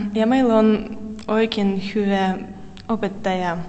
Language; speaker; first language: Finnish; non-native, learner; Russian